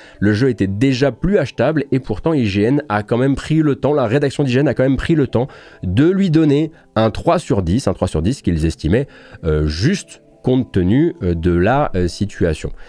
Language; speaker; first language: French; native; French